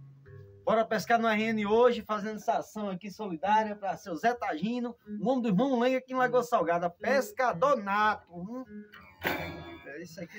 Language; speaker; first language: Portuguese; native; Portuguese